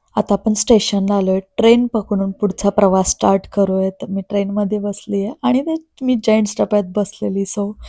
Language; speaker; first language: Marathi; native; Marathi